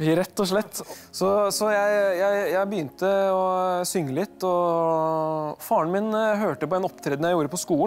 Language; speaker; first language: Norwegian; native; Norwegian